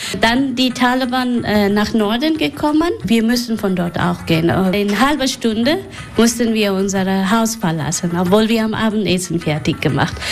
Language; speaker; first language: German; non-native, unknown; Persian